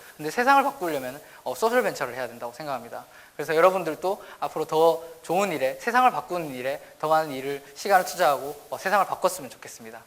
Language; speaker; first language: Korean; native; Korean